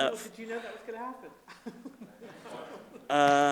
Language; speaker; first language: English; native; English